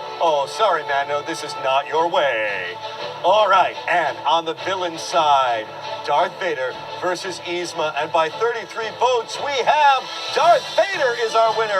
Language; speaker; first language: English; native; English